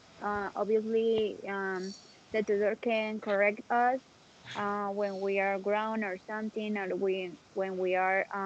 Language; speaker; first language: English; non-native, learner; Spanish